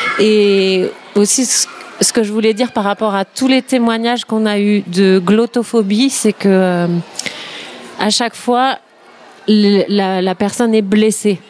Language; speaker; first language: French; native; French